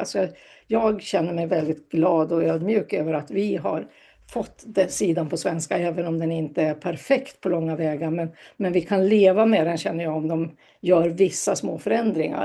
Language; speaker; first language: Swedish; native; Swedish